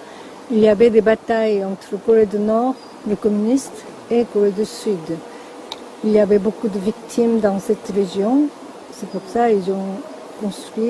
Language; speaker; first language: French; non-native, fluent; Korean